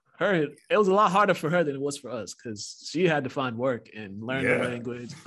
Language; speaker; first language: English; early bilingual, other home language; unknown